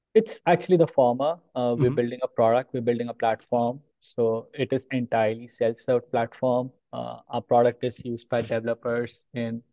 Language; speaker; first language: English; non-native, local second language; Hindi